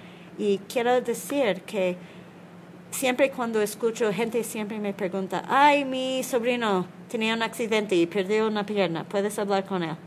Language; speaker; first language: Spanish; non-native, learner; English